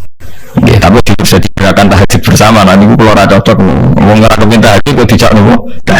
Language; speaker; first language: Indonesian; non-native, local second language; Javanese